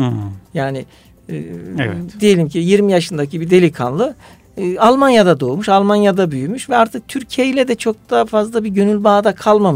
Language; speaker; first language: Turkish; native; Turkish